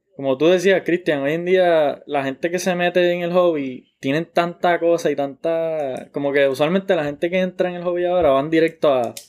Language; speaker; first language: Spanish; native; Spanish